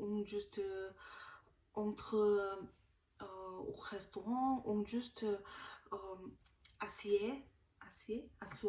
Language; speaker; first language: French; non-native, learner; Korean